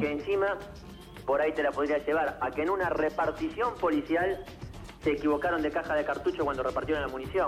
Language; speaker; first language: Spanish; native; Spanish